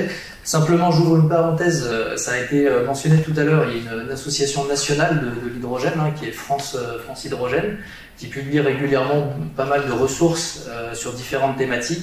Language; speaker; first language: French; native; French